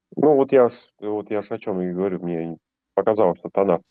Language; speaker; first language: Russian; native; Russian